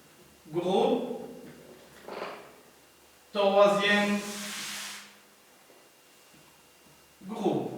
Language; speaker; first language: French; non-native, learner; Arabic